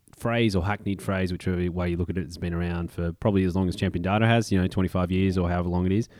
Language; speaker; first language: English; native; English